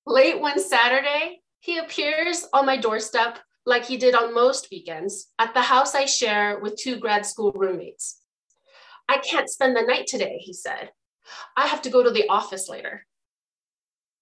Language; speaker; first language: English; early bilingual, other home language; Chinese